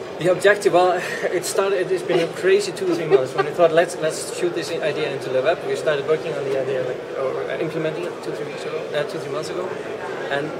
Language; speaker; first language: English; non-native, fluent; Icelandic